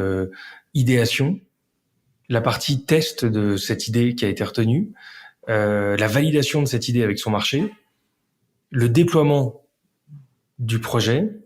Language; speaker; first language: French; native; French